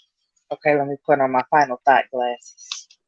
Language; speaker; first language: English; native; English